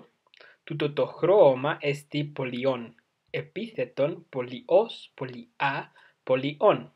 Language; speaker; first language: Greek; non-native, fluent; Spanish